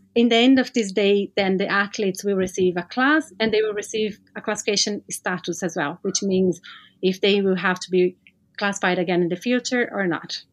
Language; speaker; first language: English; non-native, fluent; Portuguese